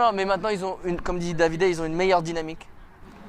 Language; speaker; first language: French; native; French